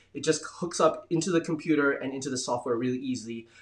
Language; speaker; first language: English; early bilingual, other home language; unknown